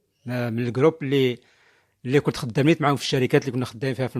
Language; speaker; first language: Arabic; native; Arabic